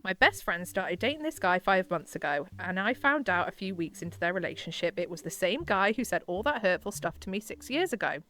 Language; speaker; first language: English; native; English